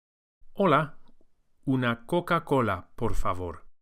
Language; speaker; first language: Spanish; non-native, fluent; English